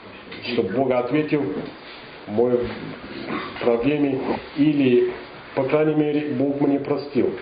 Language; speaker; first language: Russian; non-native, fluent; English